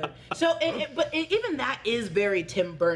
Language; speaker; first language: English; native; English